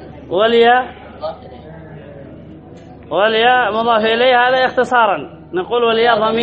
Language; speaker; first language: Arabic; native; Arabic